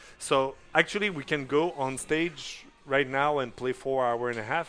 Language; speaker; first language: English; non-native, fluent; French